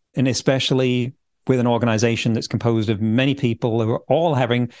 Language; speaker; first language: English; native; English